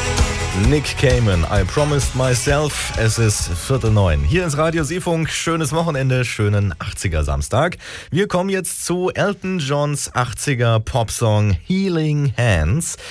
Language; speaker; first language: German; native; German